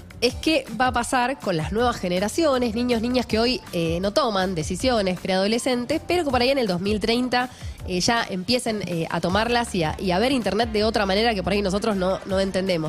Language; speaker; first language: Spanish; native; Spanish